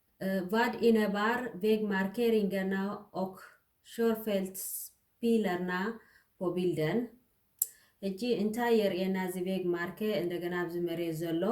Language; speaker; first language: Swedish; non-native, learner; Tigrinya